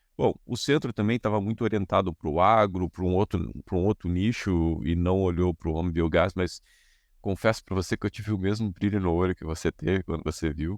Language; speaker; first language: Portuguese; native; Portuguese